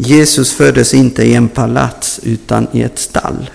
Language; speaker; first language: Swedish; non-native, fluent; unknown